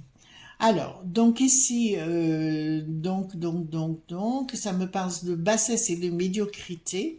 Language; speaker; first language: French; native; French